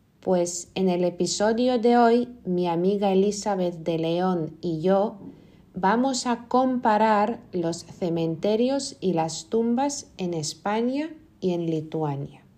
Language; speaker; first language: Spanish; non-native, fluent; Lithuanian